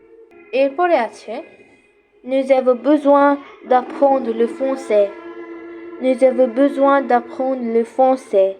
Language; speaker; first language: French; non-native, fluent; Bangla